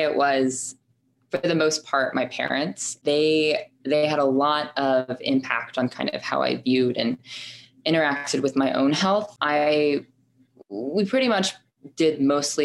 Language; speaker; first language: English; native; English